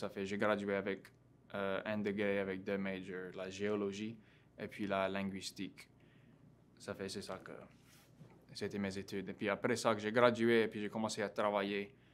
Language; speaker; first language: French; non-native, local second language; English